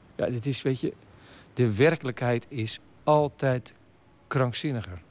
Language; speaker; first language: Dutch; native; Dutch